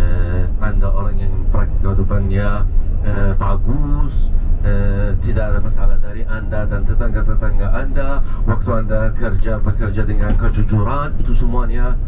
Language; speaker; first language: Indonesian; non-native, fluent; Arabic